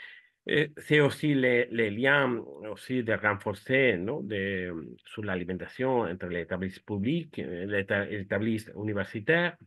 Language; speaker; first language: French; non-native, fluent; Spanish